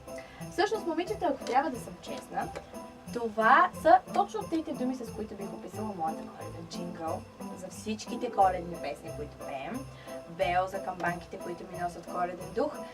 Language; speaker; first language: Bulgarian; native; Bulgarian